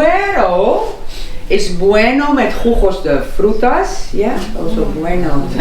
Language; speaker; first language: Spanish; non-native, learner; Dutch